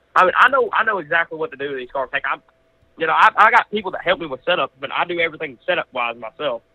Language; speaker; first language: English; native; English